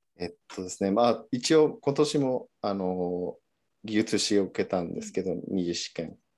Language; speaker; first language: Japanese; non-native, fluent; Spanish